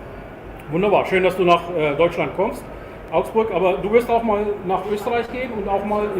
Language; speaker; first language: German; non-native, fluent; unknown